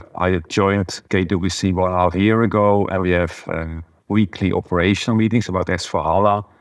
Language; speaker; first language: English; non-native, fluent; Dutch